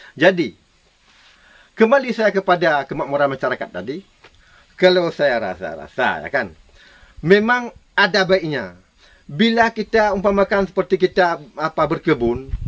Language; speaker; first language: Malay; non-native, local second language; Minangkabau